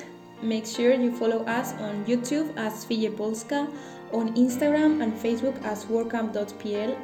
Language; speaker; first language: English; non-native, learner; Spanish